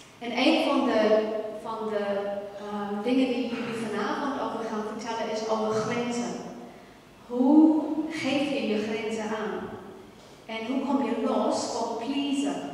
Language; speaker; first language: Dutch; non-native, fluent; English